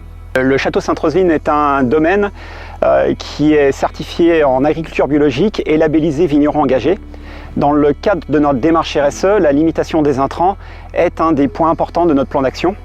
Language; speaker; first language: French; native; French